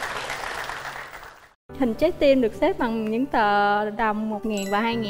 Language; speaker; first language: Vietnamese; native; Vietnamese